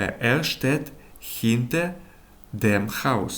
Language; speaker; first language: German; non-native, learner; Ukrainian